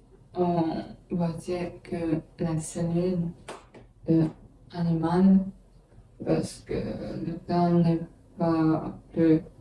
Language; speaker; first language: French; non-native, learner; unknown